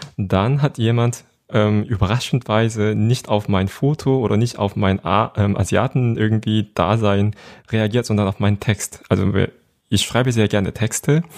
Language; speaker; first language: German; non-native, fluent; Korean